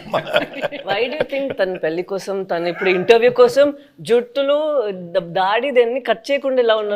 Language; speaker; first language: Telugu; non-native, fluent; Tamil